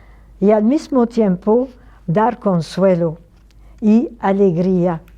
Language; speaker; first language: Spanish; non-native, fluent; French